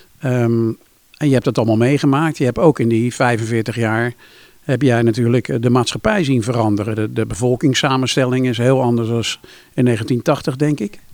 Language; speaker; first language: Dutch; native; Dutch